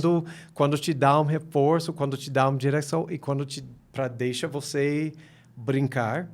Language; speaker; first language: Portuguese; non-native, fluent; English